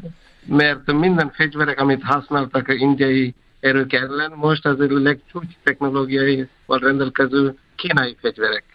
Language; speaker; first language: Hungarian; non-native, fluent; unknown